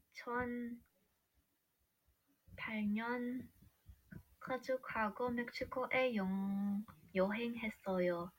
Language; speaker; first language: Korean; non-native, learner; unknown